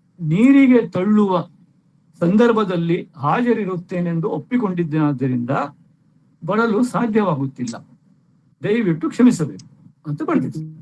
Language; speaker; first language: Kannada; non-native, local second language; Konkani